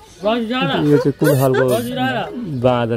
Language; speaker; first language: Nepali; native; Nepali